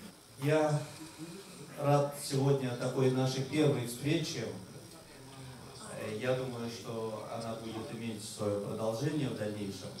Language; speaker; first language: Russian; native; Russian